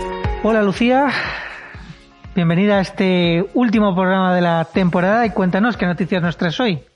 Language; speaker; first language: Spanish; native; Spanish